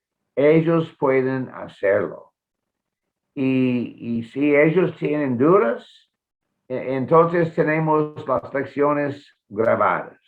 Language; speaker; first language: Spanish; non-native, fluent; English